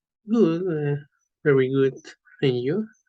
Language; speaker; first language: English; non-native, learner; Spanish